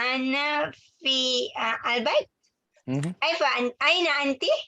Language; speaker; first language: Arabic; non-native, learner; Malay